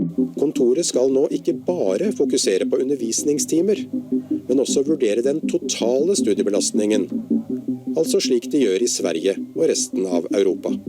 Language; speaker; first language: Norwegian; native; Norwegian